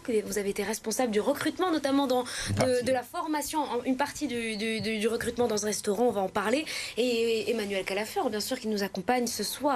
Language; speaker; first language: French; native; French